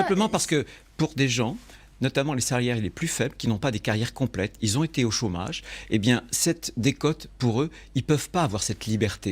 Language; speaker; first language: French; native; French